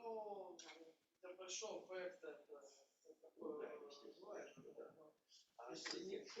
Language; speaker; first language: Russian; native; Russian